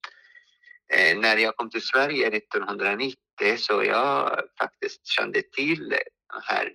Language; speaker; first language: Swedish; non-native, fluent; Arabic